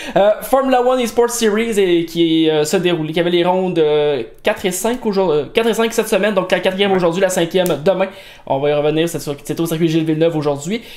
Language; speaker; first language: French; native; French